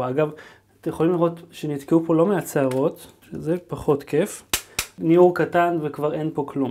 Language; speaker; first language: Hebrew; native; Hebrew